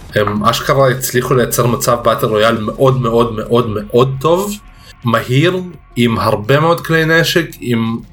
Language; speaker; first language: Hebrew; early bilingual, other home language; Russian